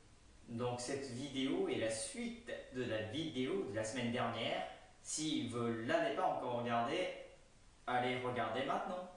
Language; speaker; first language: French; non-native, fluent; Japanese